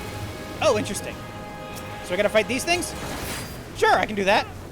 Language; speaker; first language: English; native; English